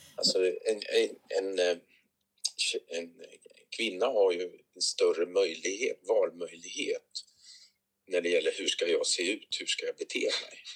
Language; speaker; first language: Swedish; native; Swedish